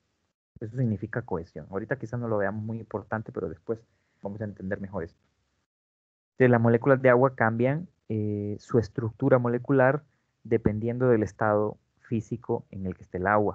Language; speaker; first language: Spanish; native; Spanish